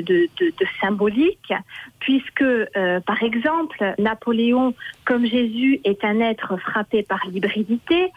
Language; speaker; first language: French; native; French